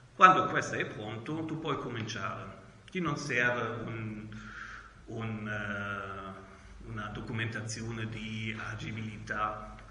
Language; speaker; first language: Italian; non-native, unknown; German